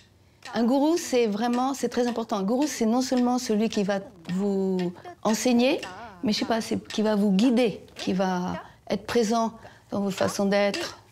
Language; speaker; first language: French; early bilingual, other home language; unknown